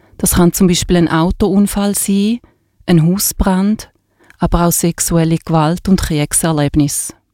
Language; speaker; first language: German; native; German